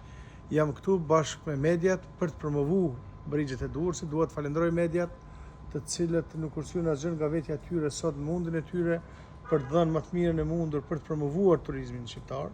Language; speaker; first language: Albanian; native; Albanian